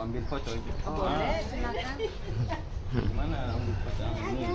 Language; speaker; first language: Indonesian; non-native, learner; Arabic